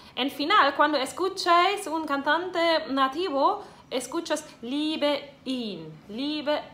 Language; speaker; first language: Spanish; non-native, fluent; German